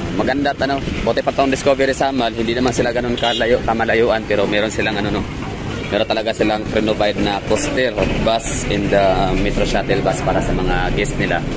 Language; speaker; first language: Filipino; non-native, local second language; Cebuano